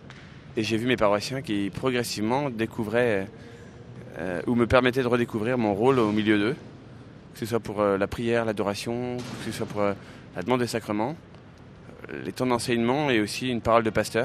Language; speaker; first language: French; native; French